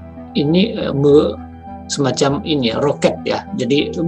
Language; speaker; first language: Indonesian; non-native, fluent; Japanese